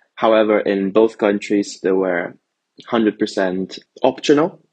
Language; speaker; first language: English; early bilingual, other home language; Italian